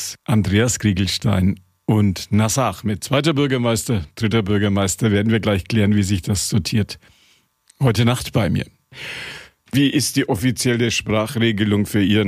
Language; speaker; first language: German; native; German